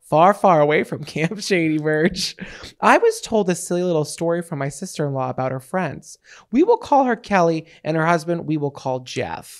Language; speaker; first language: English; native; English